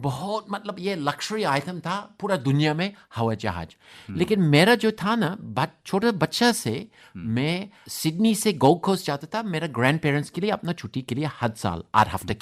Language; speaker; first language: Hindi; non-native, fluent; English